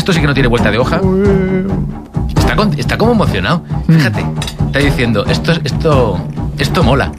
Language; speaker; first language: Spanish; native; Spanish